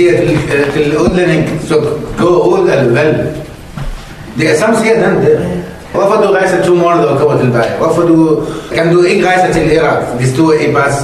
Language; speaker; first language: Danish; non-native, learner; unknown